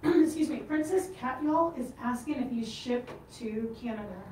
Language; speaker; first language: English; native; English